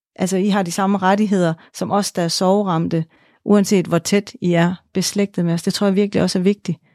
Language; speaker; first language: Danish; native; Danish